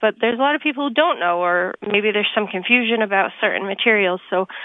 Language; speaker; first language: English; native; English